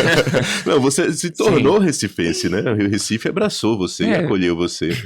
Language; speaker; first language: Portuguese; native; Portuguese